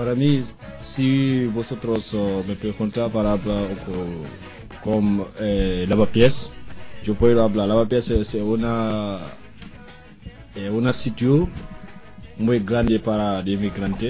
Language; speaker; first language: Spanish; non-native, learner; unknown